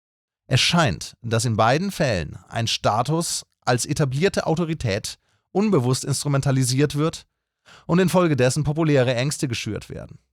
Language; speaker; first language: German; native; German